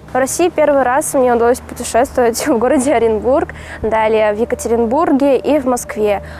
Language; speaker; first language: Russian; non-native, local second language; Uzbek